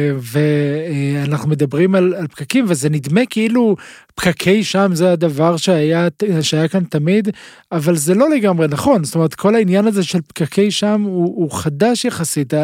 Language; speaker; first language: Hebrew; native; Hebrew